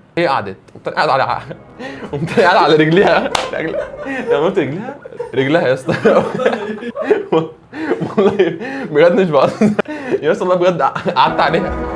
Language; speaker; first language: Arabic; native; Arabic